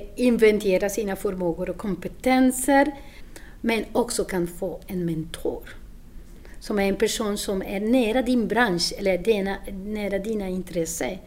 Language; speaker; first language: Swedish; non-native, fluent; Spanish